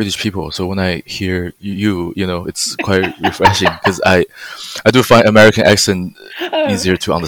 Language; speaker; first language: English; non-native, fluent; Chinese